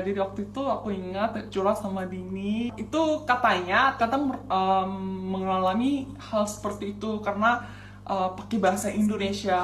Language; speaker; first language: Indonesian; non-native, fluent; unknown